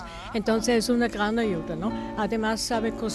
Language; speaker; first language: Spanish; non-native, fluent; German